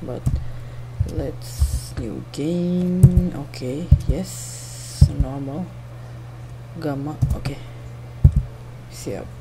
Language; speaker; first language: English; non-native, learner; Indonesian